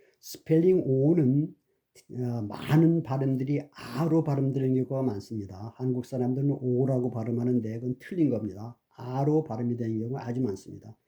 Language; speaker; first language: Korean; native; Korean